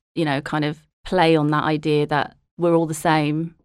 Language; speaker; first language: English; native; English